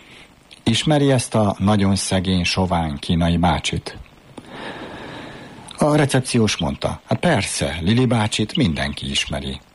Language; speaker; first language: Hungarian; native; Hungarian